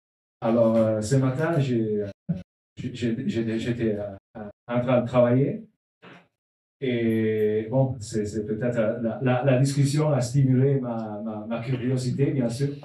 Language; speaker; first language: French; non-native, learner; Italian